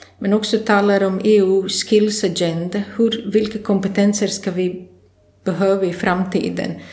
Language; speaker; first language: Swedish; non-native, fluent; Latvian